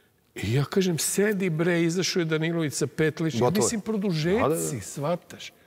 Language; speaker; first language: Serbian; native; Serbian